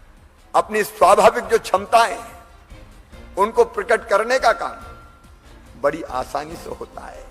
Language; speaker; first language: Hindi; native; Hindi